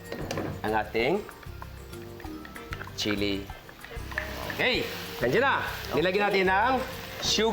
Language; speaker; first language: Filipino; native; Filipino